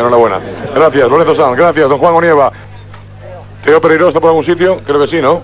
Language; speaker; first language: Spanish; native; Spanish